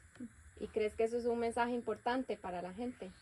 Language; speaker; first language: Spanish; native; Spanish